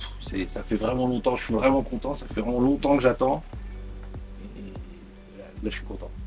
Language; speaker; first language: French; native; French